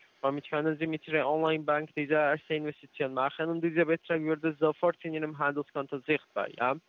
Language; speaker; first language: German; non-native, learner; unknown